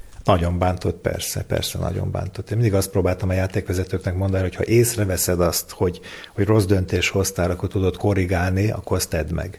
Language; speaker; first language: Hungarian; native; Hungarian